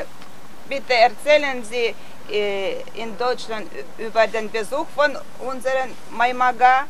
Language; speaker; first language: German; non-native, fluent; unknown